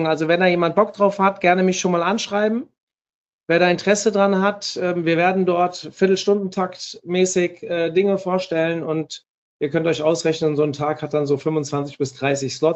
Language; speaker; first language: German; native; German